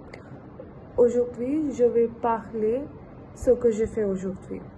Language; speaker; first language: French; non-native, learner; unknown